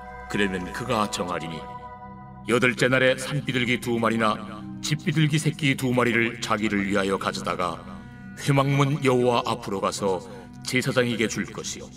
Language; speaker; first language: Korean; native; Korean